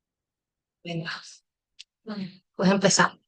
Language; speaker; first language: Spanish; native; Spanish